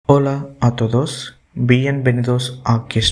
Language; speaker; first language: Spanish; non-native, fluent; Telugu